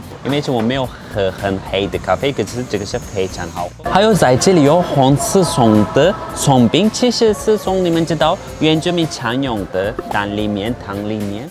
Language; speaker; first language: Chinese; non-native, fluent; Turkish